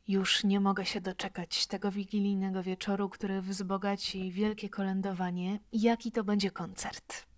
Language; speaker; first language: Polish; native; Polish